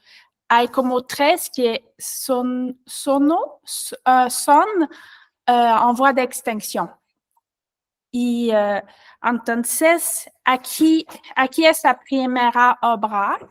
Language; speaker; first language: Spanish; non-native, learner; French